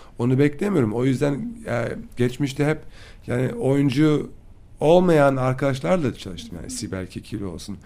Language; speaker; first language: Turkish; early bilingual, other home language; German